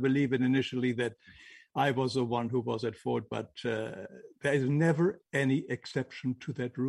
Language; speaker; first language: English; non-native, fluent; German